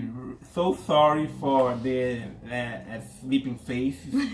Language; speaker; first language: English; non-native, learner; Portuguese